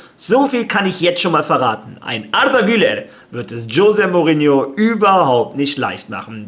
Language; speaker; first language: German; native; German